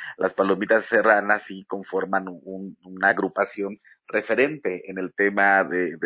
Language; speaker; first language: Spanish; native; Spanish